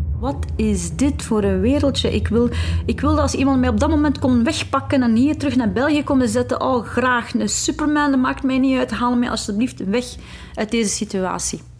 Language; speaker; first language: Dutch; early bilingual, other home language; Arabic